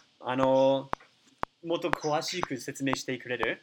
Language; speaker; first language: Japanese; non-native, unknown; English